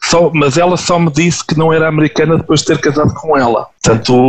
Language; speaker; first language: Portuguese; non-native, fluent; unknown